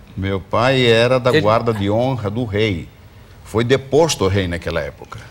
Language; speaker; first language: Portuguese; early bilingual, other home language; Greek